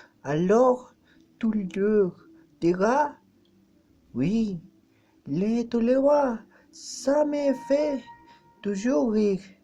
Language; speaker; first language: French; non-native, learner; Spanish